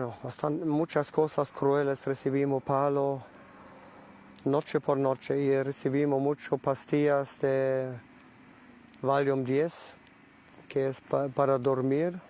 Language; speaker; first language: Spanish; non-native, local second language; German